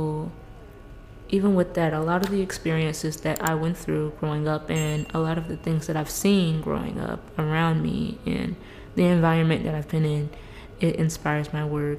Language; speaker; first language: English; native; English